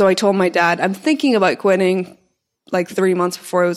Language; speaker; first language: English; native; English